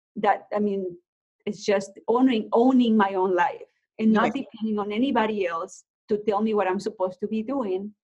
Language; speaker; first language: English; non-native, fluent; Spanish